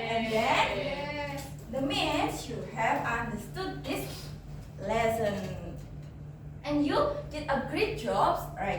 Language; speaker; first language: English; non-native, learner; Indonesian